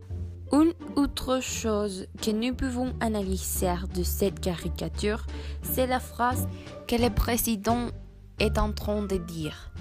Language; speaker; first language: French; non-native, learner; Spanish